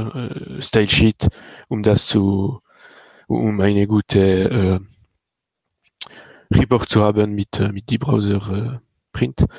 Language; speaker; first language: German; non-native, learner; French